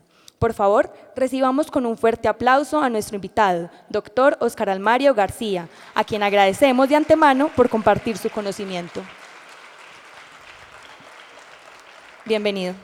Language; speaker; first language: Spanish; native; Spanish